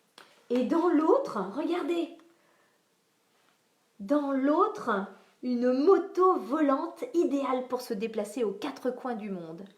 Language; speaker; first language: French; native; French